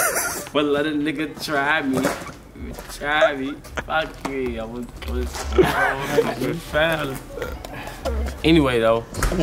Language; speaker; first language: English; native; English